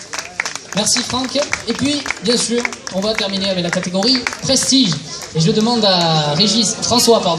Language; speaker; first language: French; native; French